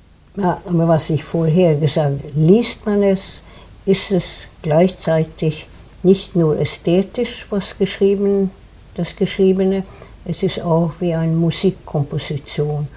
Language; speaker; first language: German; non-native, fluent; Swedish